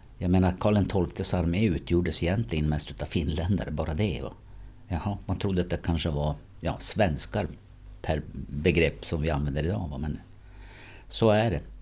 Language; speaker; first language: Swedish; native; Swedish